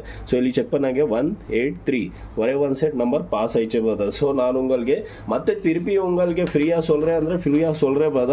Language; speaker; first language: Tamil; non-native, learner; Kannada